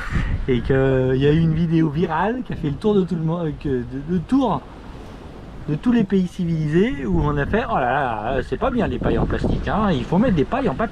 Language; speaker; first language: French; native; French